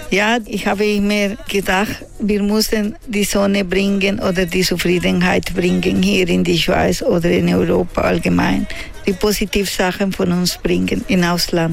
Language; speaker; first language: German; non-native, fluent; Spanish